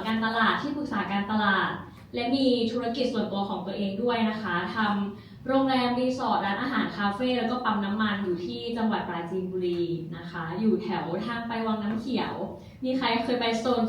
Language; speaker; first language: Thai; native; Thai